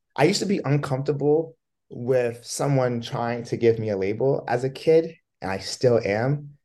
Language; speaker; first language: English; native; English